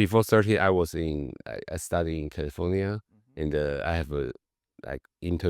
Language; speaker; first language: English; non-native, learner; Chinese